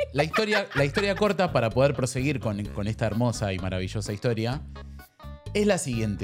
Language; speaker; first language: Spanish; native; Spanish